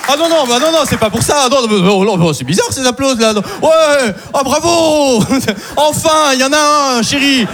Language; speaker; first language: French; early bilingual, other home language; Arabic